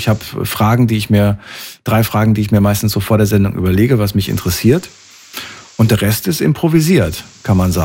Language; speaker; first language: German; native; German